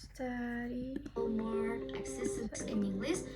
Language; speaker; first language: English; non-native, learner; Indonesian